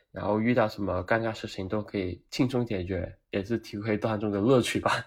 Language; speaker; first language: Chinese; non-native, local second language; Cantonese